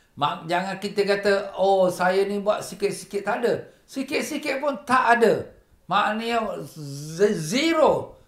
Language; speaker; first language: Malay; native; Malay